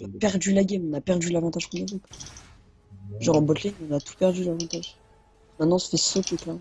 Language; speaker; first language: French; native; French